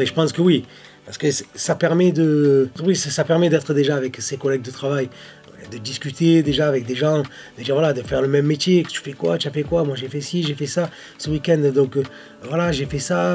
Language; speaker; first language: French; native; French